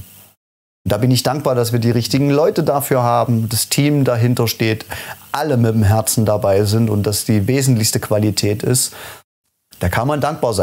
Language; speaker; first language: German; native; German